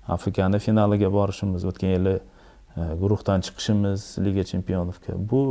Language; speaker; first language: Uzbek; native; Uzbek